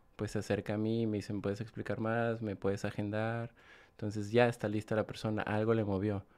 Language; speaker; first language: Spanish; native; Spanish